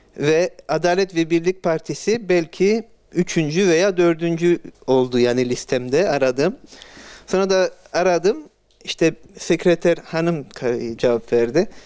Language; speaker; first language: Turkish; early bilingual, heritage; Turkish